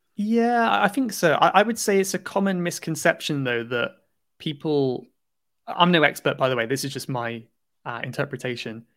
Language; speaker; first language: English; native; English